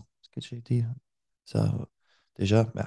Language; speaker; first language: French; non-native, learner; English